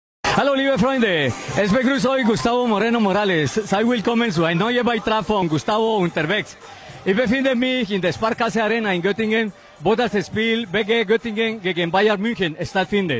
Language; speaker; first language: German; non-native, fluent; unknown